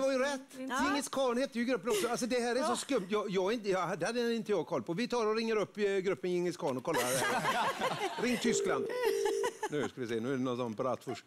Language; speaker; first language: Swedish; native; Swedish